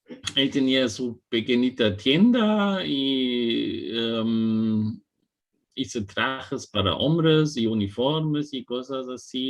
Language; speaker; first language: Spanish; non-native, fluent; German